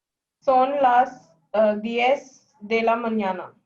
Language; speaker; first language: Spanish; non-native, learner; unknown